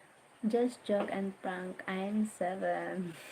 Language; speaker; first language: English; non-native, learner; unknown